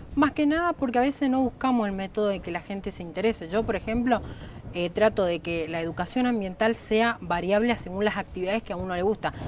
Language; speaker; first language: Spanish; native; Spanish